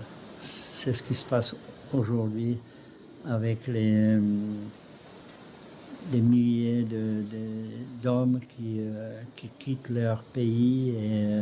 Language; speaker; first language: French; non-native, fluent; Czech